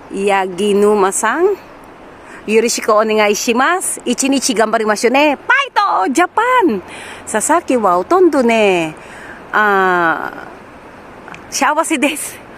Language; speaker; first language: Japanese; non-native, learner; Filipino